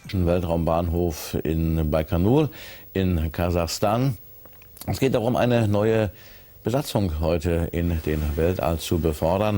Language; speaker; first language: German; native; German